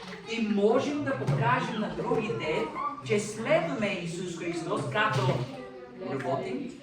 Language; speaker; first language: Bulgarian; non-native, fluent; English